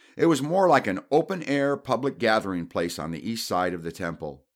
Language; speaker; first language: English; native; English